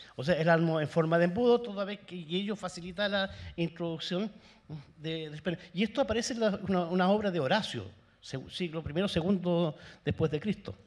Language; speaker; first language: Spanish; native; Spanish